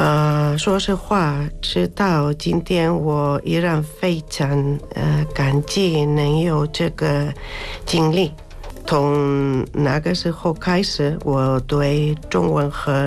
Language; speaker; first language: Chinese; non-native, learner; Spanish